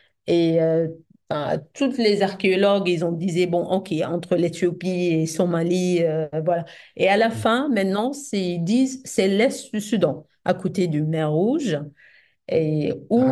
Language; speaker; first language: French; non-native, fluent; Arabic